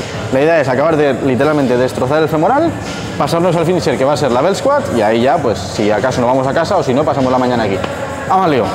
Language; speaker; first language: Spanish; native; Spanish